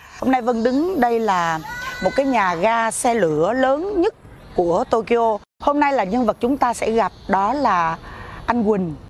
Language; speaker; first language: Vietnamese; native; Vietnamese